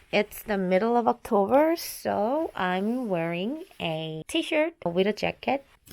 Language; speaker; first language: English; non-native, fluent; Korean